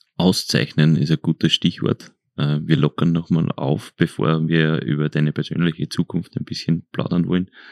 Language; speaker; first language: German; native; German